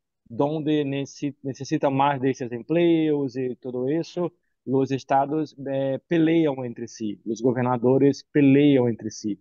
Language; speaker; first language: Spanish; non-native, learner; Portuguese